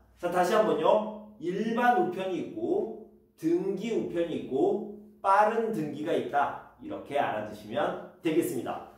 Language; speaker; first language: Korean; native; Korean